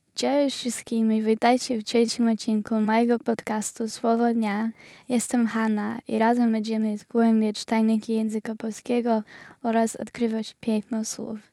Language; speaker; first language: Polish; non-native, learner; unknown